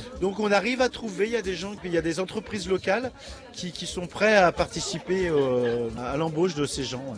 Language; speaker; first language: French; native; French